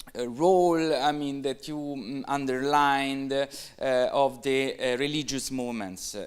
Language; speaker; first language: English; non-native, fluent; Italian